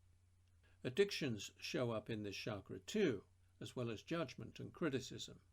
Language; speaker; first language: English; native; English